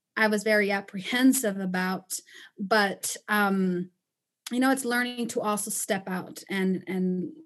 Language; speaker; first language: English; non-native, fluent; Spanish